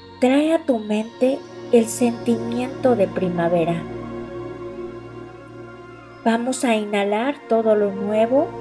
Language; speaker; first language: Spanish; native; Spanish